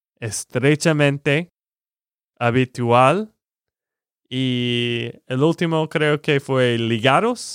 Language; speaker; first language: Spanish; non-native, learner; English